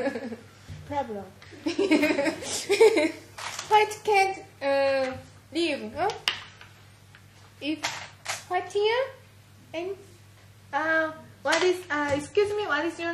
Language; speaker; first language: English; non-native, learner; Korean